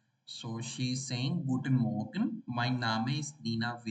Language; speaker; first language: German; non-native, learner; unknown